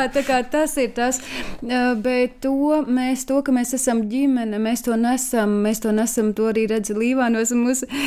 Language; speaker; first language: Latvian; native; Latvian